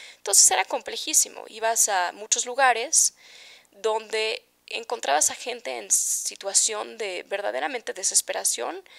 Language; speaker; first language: Spanish; native; Spanish